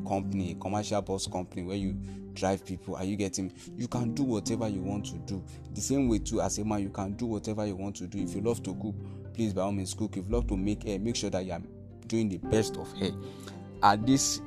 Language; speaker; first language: English; non-native, local second language; Yoruba